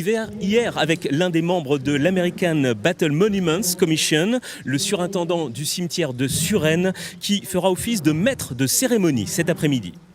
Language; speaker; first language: French; native; French